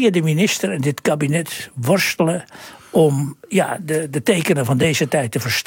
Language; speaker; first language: Dutch; native; Dutch